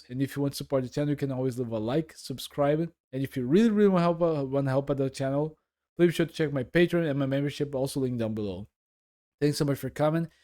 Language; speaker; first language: English; non-native, fluent; Portuguese